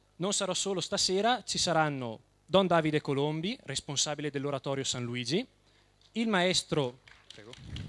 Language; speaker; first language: Italian; native; Italian